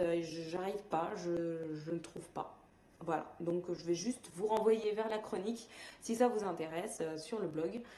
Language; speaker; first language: French; native; French